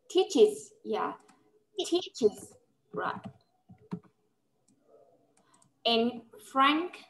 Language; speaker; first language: English; non-native, fluent; Vietnamese